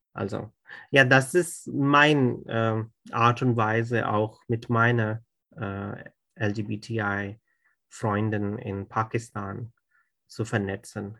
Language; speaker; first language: German; non-native, fluent; Urdu